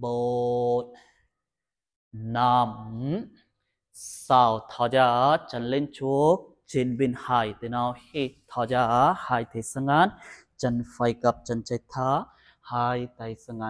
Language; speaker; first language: Vietnamese; non-native, learner; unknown